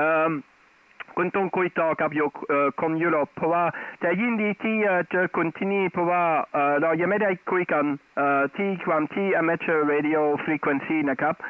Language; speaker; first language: Thai; non-native, fluent; Dutch